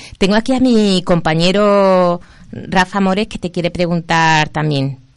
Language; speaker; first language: Spanish; native; Spanish